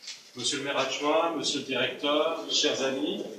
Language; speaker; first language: French; native; French